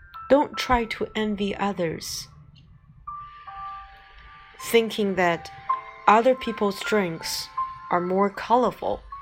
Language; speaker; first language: English; non-native, fluent; Chinese